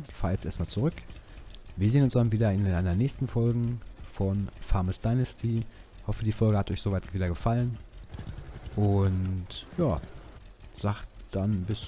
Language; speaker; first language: German; native; German